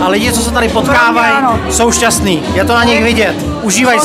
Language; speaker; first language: Czech; native; Czech